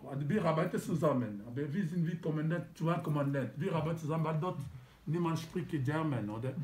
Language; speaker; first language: German; non-native, learner; Lingala